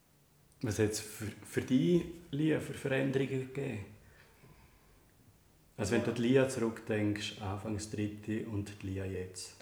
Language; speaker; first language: German; native; German